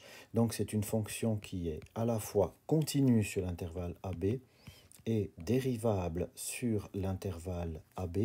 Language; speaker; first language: French; native; French